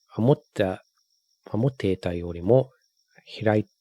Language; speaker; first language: Japanese; non-native, learner; English